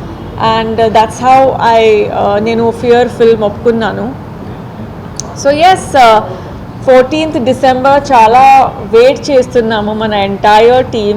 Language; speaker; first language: Telugu; non-native, fluent; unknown